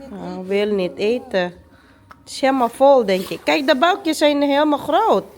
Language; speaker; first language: Dutch; non-native, learner; Filipino